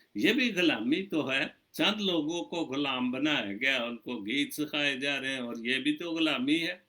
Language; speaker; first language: Urdu; non-native, local second language; Punjabi